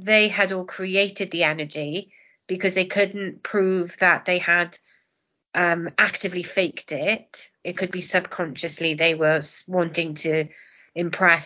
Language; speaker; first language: English; non-native, local second language; Welsh